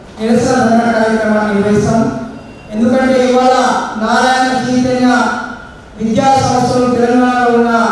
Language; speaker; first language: Telugu; non-native, local second language; Lambadi